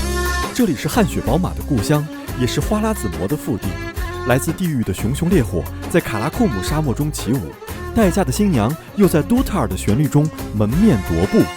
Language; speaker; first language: Chinese; native; Chinese